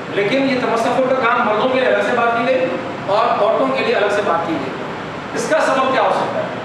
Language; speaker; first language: Urdu; non-native, local second language; Sindhi